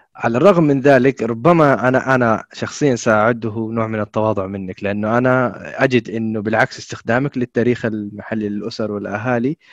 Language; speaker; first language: Arabic; native; Arabic